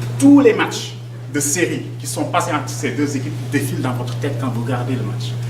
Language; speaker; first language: French; non-native, local second language; Wolof